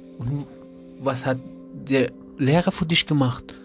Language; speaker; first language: German; non-native, learner; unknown